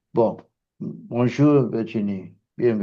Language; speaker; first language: French; non-native, fluent; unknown